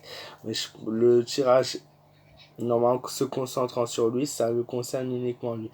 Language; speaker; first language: French; native; French